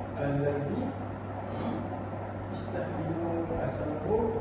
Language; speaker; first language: Arabic; non-native, learner; Malay